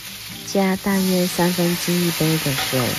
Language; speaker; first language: Chinese; native; Chinese